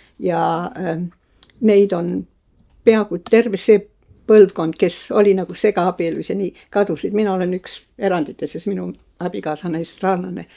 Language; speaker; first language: Estonian; early bilingual, heritage; Estonian